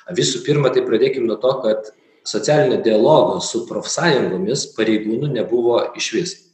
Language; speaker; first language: Lithuanian; non-native, local second language; Polish